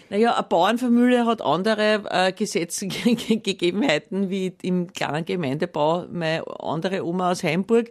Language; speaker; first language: German; native; German